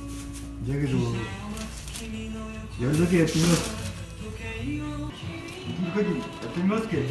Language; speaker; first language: Japanese; native; Japanese